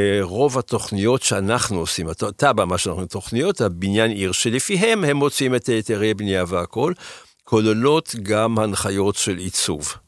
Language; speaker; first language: Hebrew; early bilingual, other home language; German